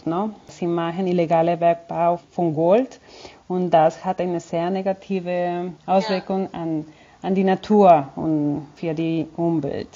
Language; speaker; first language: German; non-native, fluent; Spanish